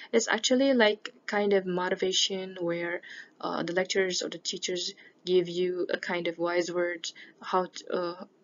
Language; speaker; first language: English; non-native, fluent; Indonesian